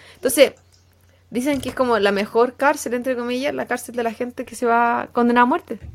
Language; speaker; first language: Spanish; native; Spanish